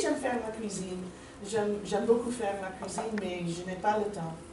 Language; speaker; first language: French; non-native, learner; English